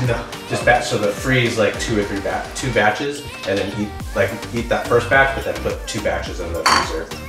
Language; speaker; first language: English; early bilingual, other home language; Vietnamese